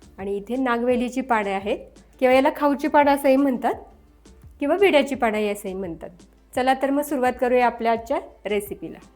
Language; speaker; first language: Marathi; native; Marathi